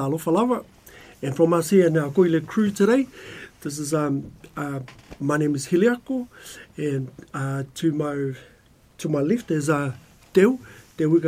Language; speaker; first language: English; native; English